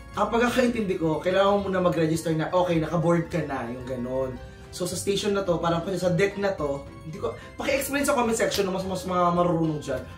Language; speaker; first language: Filipino; native; Filipino